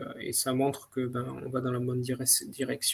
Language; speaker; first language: French; native; French